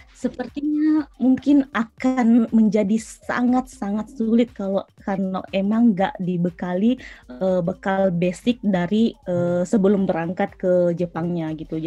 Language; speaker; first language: Indonesian; native; Indonesian